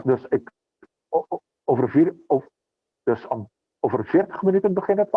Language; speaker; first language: Dutch; non-native, local second language; Papiamento